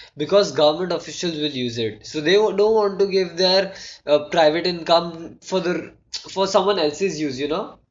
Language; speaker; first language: English; non-native, local second language; Hindi